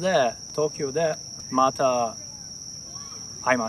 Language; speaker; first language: Japanese; non-native, learner; Italian